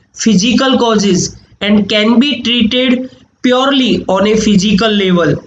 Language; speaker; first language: English; non-native, local second language; Gujarati